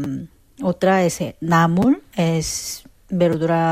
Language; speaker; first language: Spanish; non-native, fluent; Korean